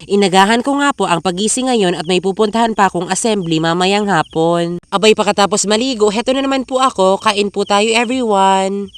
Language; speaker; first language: Filipino; non-native, local second language; Bikol